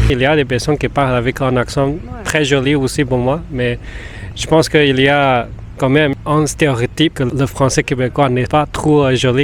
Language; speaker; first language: French; non-native, fluent; Spanish